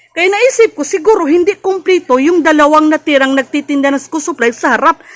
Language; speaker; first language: Filipino; non-native, local second language; Cebuano